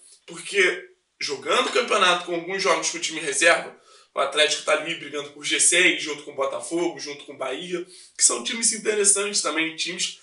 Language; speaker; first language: Portuguese; native; Portuguese